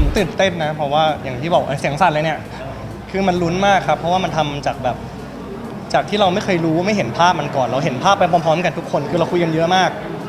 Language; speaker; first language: Thai; native; Thai